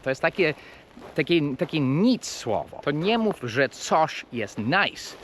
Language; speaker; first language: Polish; non-native, fluent; English